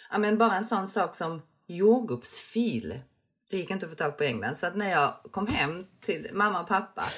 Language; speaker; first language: Swedish; early bilingual, other home language; Korean